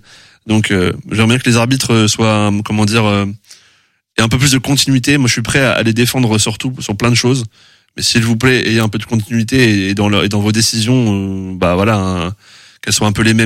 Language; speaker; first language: French; native; French